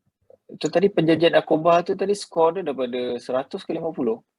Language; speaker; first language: Malay; native; Malay